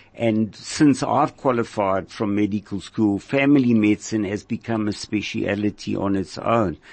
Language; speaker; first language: English; native; English